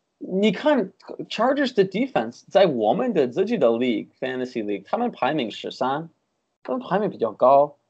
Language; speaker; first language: Chinese; early bilingual, heritage; Chinese